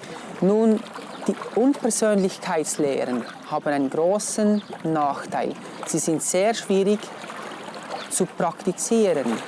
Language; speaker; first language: German; non-native, fluent; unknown